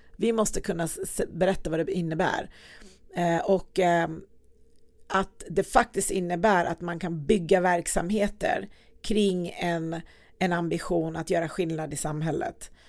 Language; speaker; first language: Swedish; early bilingual, other home language; Persian